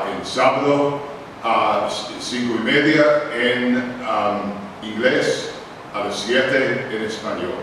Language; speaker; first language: Spanish; non-native, learner; English